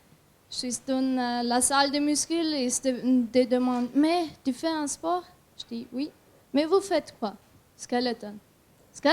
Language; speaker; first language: French; non-native, learner; German